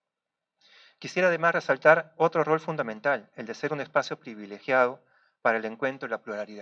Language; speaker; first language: Spanish; native; Spanish